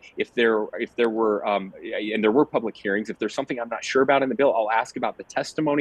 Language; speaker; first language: English; native; English